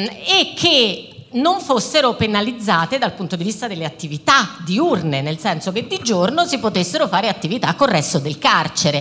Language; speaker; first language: Italian; native; Italian